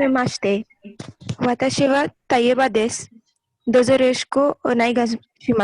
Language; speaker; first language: Japanese; non-native, learner; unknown